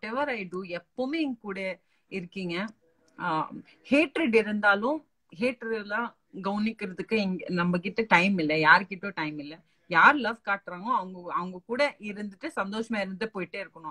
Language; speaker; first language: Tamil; non-native, local second language; Assamese